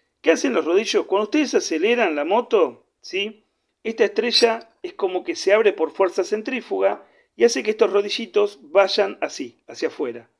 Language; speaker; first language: Spanish; native; Spanish